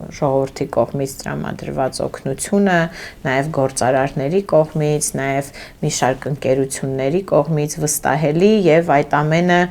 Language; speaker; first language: Armenian; early bilingual, heritage; Armenian